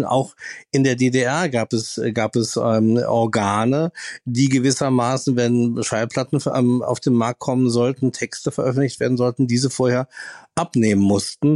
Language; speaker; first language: German; native; German